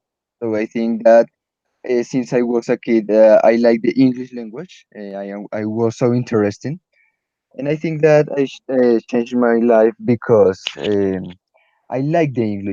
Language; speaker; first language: English; non-native, learner; Spanish